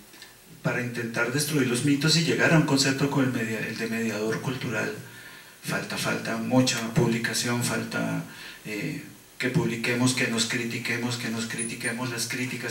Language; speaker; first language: Spanish; native; Spanish